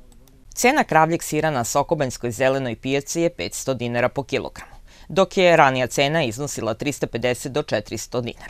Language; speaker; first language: Serbian; native; Serbian